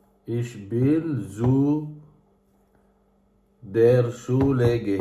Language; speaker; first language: German; non-native, learner; Filipino